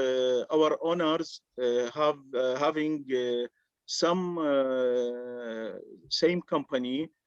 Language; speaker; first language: English; non-native, learner; Arabic